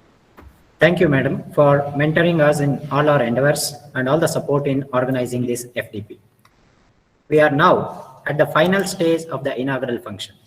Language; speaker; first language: English; non-native, local second language; Kannada